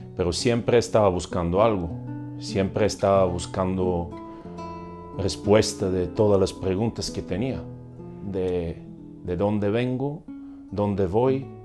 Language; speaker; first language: Spanish; non-native, fluent; Bulgarian